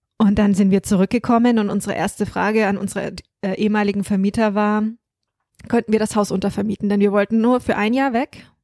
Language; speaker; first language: German; native; German